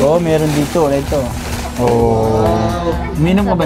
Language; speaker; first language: Filipino; native; Filipino